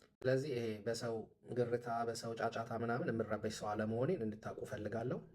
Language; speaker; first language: Amharic; non-native, local second language; Tigrinya